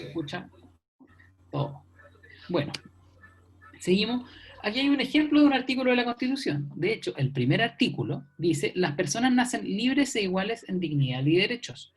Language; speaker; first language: Spanish; native; Spanish